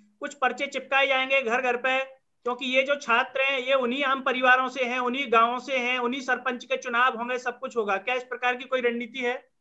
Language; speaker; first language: Hindi; native; Hindi